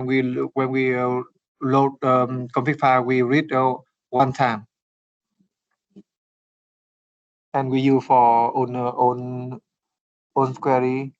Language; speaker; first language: English; non-native, learner; Vietnamese